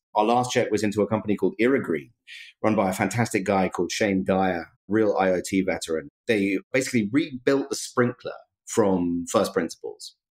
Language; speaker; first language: English; native; English